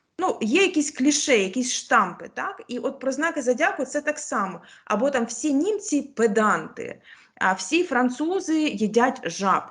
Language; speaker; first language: Ukrainian; non-native, local second language; Russian